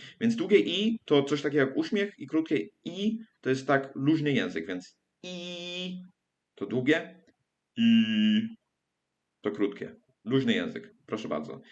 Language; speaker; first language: Polish; early bilingual, heritage; English